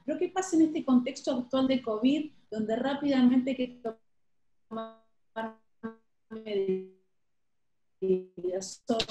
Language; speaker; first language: Spanish; native; Spanish